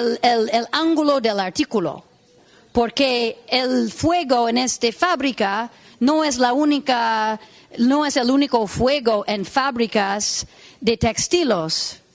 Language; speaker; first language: Spanish; non-native, fluent; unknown